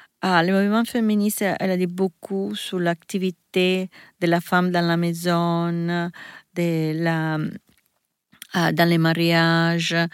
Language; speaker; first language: French; non-native, learner; Italian